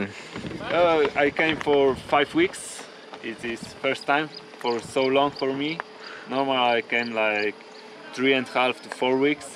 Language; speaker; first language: English; non-native, learner; Polish